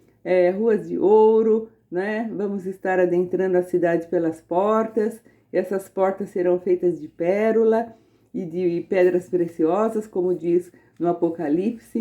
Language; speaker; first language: Portuguese; native; Portuguese